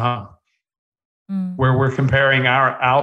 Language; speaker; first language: English; native; English